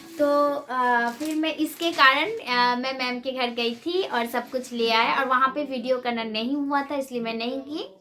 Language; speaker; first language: Hindi; non-native, local second language; Bangla